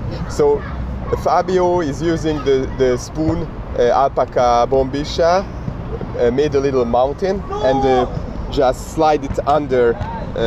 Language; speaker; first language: English; non-native, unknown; Hungarian